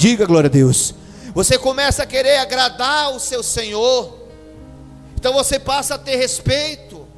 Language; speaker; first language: Portuguese; native; Portuguese